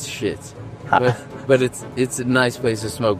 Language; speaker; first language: English; early bilingual, other home language; Somali